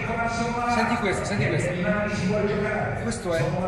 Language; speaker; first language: Italian; native; Italian